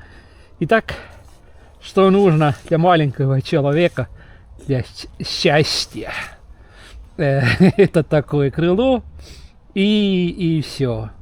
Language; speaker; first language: Russian; non-native, local second language; Estonian